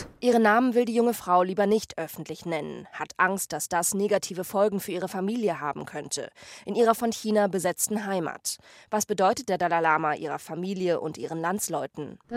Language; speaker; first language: German; native; German